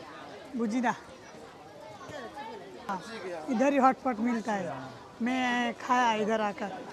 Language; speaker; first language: Hindi; non-native, learner; Bangla